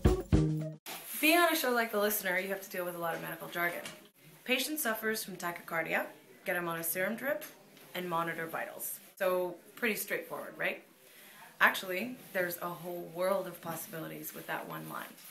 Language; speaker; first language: English; early bilingual, other home language; French